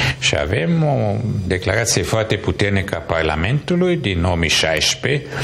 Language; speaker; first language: Romanian; non-native, local second language; Hungarian